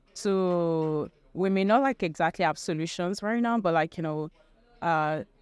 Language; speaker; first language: English; non-native, local second language; Yoruba